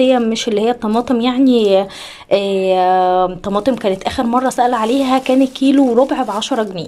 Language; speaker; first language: Arabic; native; Arabic